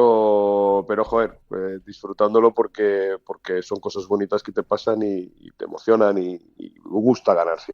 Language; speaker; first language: Spanish; native; Spanish